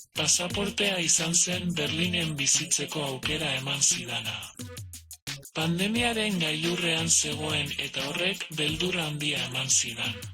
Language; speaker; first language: Basque; non-native, learner; Spanish